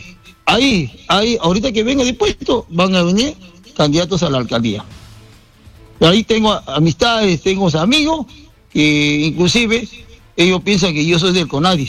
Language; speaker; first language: Spanish; native; Spanish